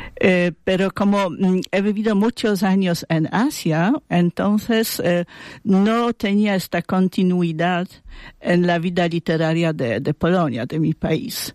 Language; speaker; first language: Spanish; non-native, fluent; Polish